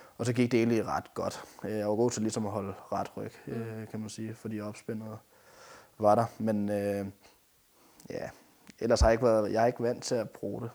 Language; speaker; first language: Danish; early bilingual, other home language; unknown